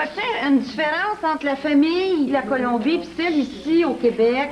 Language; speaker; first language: French; native; French